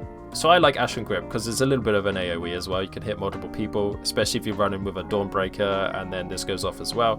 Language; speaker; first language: English; native; English